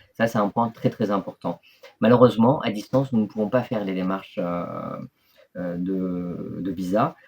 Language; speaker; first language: French; early bilingual, other home language; Turkish